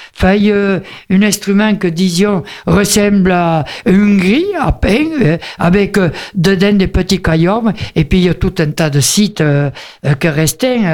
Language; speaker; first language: French; native; French